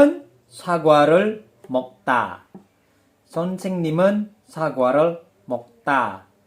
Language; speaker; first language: Korean; non-native, fluent; Indonesian